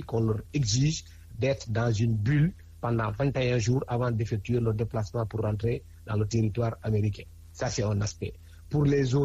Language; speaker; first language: French; non-native, local second language; Wolof